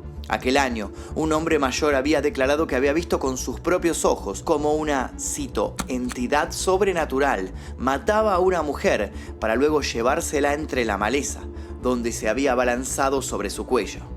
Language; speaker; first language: Spanish; native; Spanish